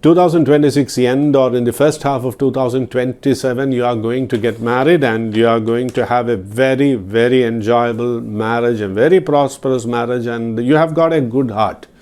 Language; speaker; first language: English; non-native, local second language; Malayalam